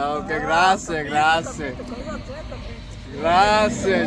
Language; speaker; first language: Italian; non-native, learner; Bangla